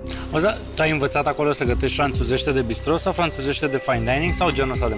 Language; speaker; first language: Romanian; native; Romanian